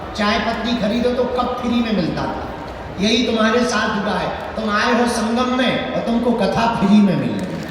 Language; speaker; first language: Hindi; native; Hindi